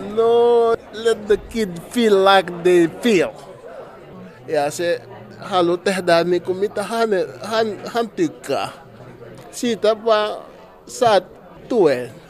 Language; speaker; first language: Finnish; non-native, fluent; Mandingo